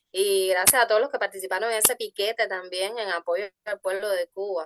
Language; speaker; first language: Spanish; native; Spanish